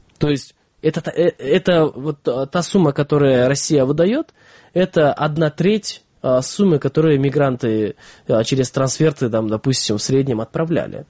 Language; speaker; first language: Russian; non-native, local second language; Kyrgyz